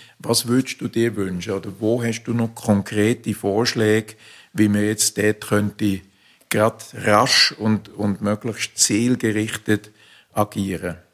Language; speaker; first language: German; native; German